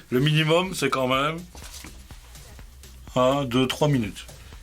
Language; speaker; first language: French; native; French